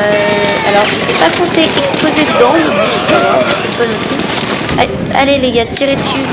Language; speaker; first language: French; native; French